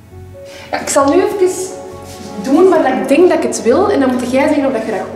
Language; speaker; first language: Dutch; native; Dutch